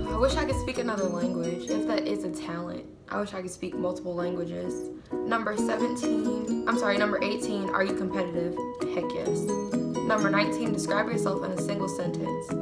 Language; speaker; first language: English; native; English